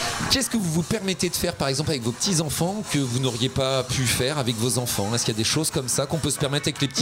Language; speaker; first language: French; native; French